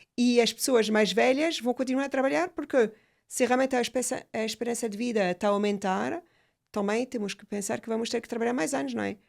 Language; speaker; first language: Portuguese; non-native, fluent; French